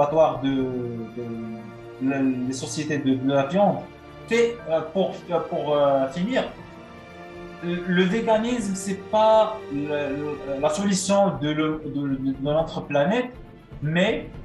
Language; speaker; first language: French; non-native, local second language; Arabic